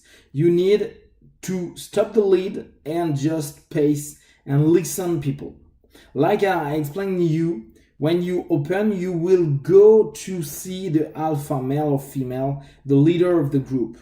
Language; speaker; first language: English; non-native, fluent; French